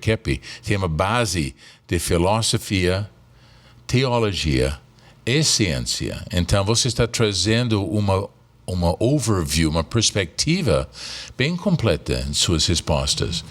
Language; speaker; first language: Portuguese; non-native, fluent; English